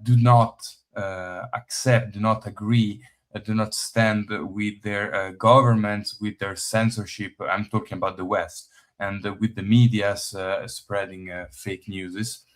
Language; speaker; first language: English; non-native, fluent; Italian